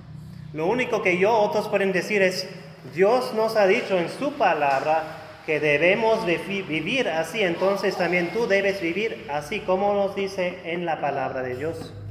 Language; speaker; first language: Spanish; non-native, fluent; German